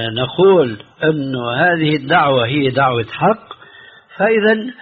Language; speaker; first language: Arabic; early bilingual, other home language; Albanian